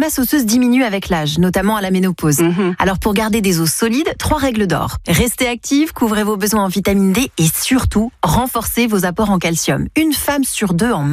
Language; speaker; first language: French; native; French